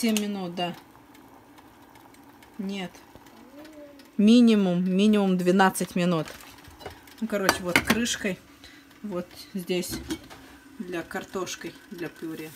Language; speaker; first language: Russian; non-native, fluent; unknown